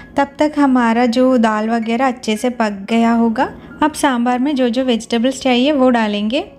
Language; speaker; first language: Hindi; non-native, local second language; Malayalam